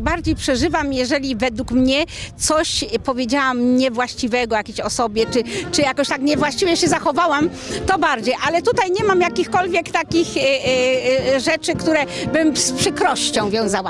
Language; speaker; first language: Polish; native; Polish